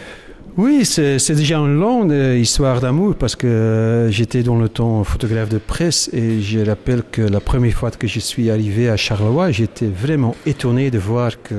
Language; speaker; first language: French; non-native, local second language; Dutch